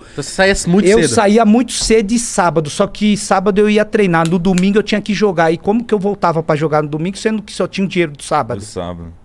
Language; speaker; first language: Portuguese; native; Portuguese